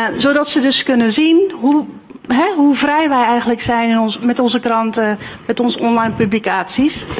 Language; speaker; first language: Dutch; early bilingual, other home language; Turkish